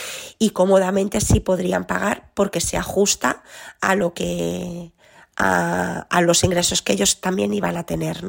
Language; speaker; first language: Spanish; native; Spanish